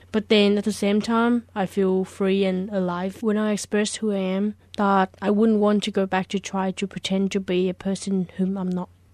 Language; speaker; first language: English; early bilingual, other home language; Vietnamese